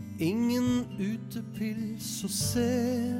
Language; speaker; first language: Norwegian; native; Norwegian